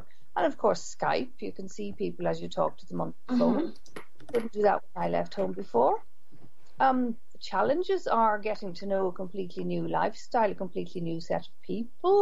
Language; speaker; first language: English; native; English